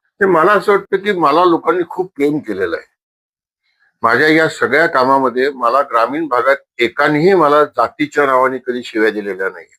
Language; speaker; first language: Marathi; non-native, local second language; Marwari